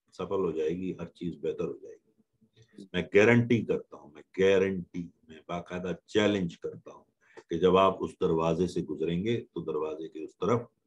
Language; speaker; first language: Urdu; native; Urdu